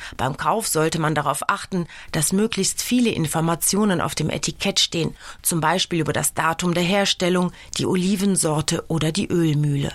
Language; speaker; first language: German; native; German